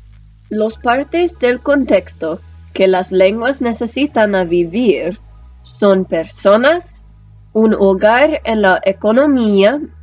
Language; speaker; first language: Spanish; non-native, learner; English